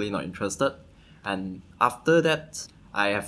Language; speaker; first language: English; non-native, local second language; Chinese